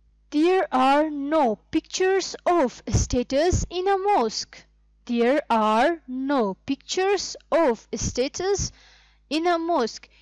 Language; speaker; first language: English; non-native, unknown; Persian